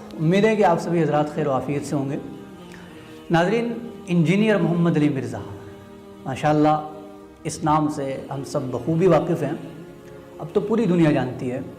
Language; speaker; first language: Urdu; native; Urdu